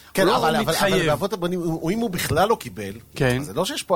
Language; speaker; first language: Hebrew; native; Hebrew